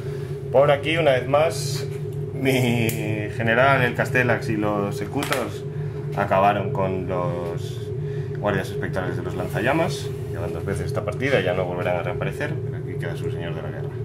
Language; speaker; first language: Spanish; native; Spanish